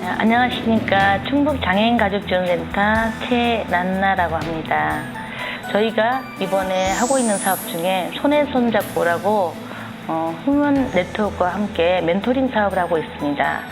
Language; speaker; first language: Korean; native; Korean